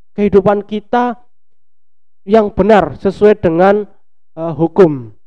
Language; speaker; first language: Indonesian; non-native, local second language; Javanese